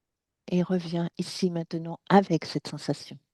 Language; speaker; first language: French; native; French